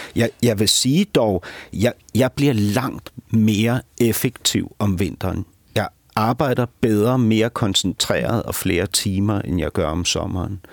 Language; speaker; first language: Danish; native; Danish